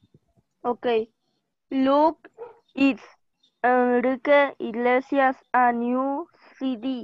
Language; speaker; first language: English; non-native, learner; Spanish